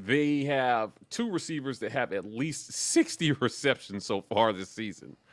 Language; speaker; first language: English; native; English